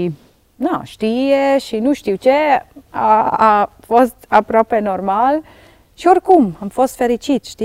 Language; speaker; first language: Romanian; non-native, learner; Dutch